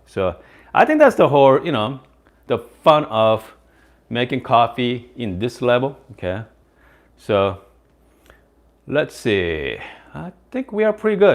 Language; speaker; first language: English; non-native, fluent; Korean